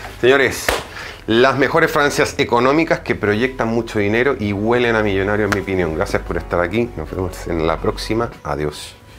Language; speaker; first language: Spanish; native; Spanish